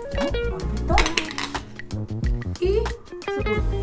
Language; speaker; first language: Polish; non-native, fluent; Ukrainian